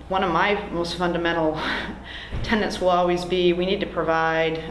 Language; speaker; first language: English; native; English